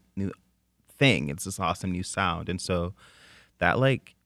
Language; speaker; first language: English; native; English